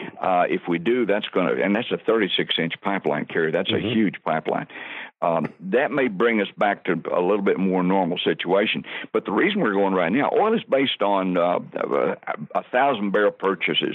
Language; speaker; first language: English; native; English